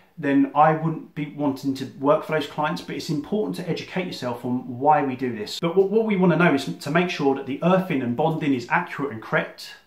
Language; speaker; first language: English; native; English